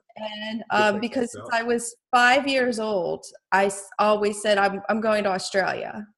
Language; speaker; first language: English; native; English